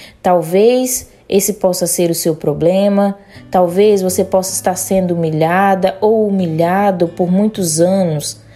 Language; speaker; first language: Portuguese; native; Portuguese